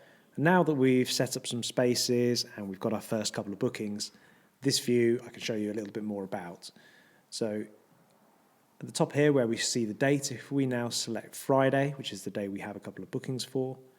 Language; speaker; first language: English; native; English